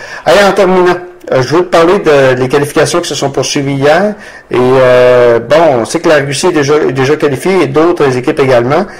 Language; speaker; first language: French; native; French